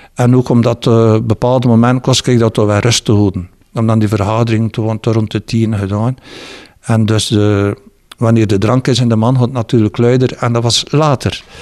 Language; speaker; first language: Dutch; native; Dutch